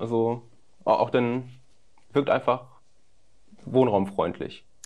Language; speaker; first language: German; native; German